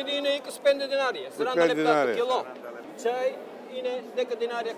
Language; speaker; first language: Greek; non-native, learner; Macedonian